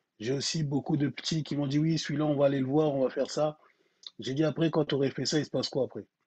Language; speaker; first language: French; non-native, local second language; Lingala